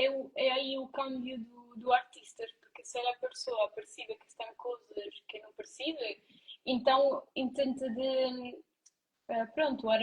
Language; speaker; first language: Portuguese; non-native, learner; Italian